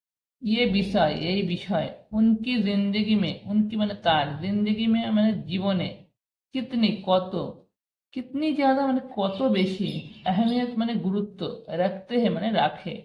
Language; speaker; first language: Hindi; non-native, fluent; Bangla